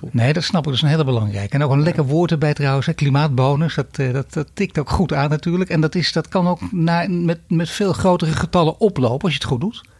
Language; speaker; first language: Dutch; native; Dutch